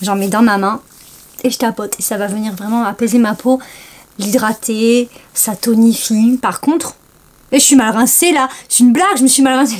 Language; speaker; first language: French; native; French